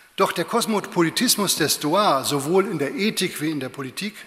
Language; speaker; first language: German; native; German